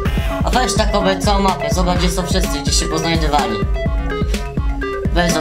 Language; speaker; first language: Polish; native; Polish